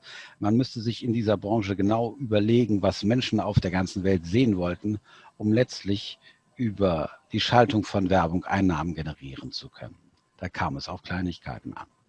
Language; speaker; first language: German; native; German